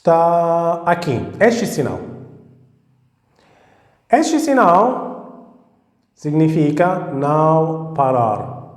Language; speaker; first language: Portuguese; non-native, fluent; Arabic